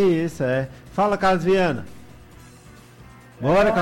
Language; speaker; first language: Portuguese; native; Portuguese